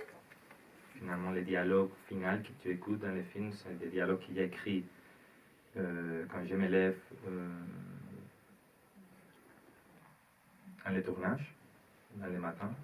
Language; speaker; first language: French; non-native, learner; Spanish